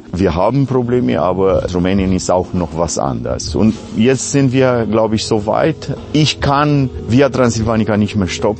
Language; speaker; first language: German; non-native, fluent; Romanian